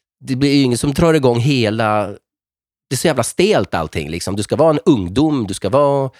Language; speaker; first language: Swedish; native; Swedish